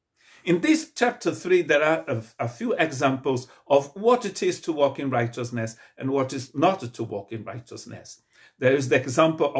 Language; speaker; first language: English; non-native, fluent; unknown